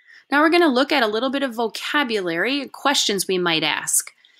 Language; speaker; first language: English; native; English